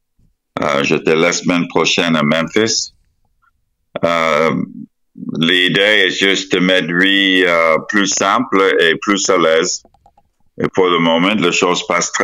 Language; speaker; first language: French; non-native, fluent; English